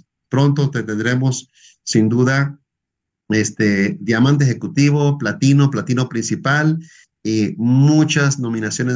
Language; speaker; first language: Spanish; native; Spanish